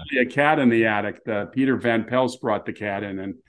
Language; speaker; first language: English; native; English